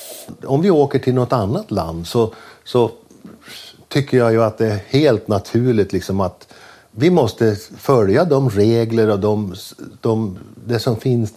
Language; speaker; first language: Swedish; native; Swedish